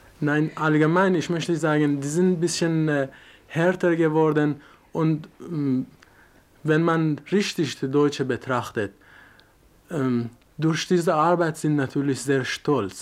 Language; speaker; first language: German; non-native, fluent; Persian